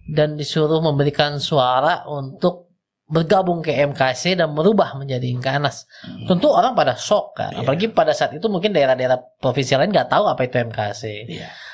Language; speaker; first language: Indonesian; native; Indonesian